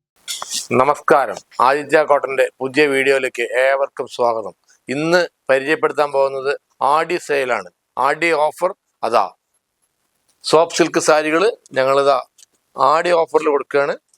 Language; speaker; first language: Malayalam; native; Malayalam